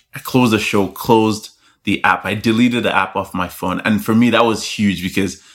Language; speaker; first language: English; non-native, local second language; Yoruba